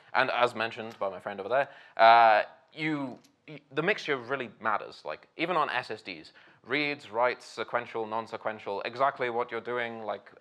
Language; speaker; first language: English; native; English